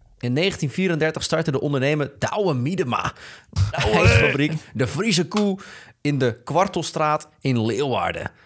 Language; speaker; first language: Dutch; native; Dutch